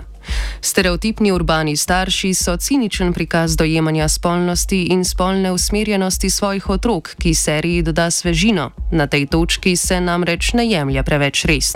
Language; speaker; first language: Slovenian; native; Slovenian